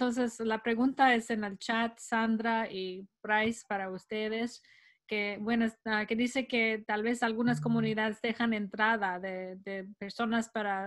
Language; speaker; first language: Spanish; non-native, fluent; English